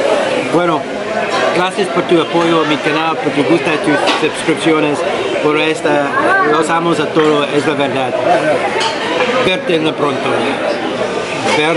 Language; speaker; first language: Spanish; non-native, learner; English